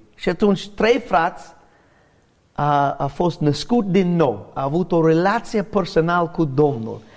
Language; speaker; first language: Romanian; non-native, learner; English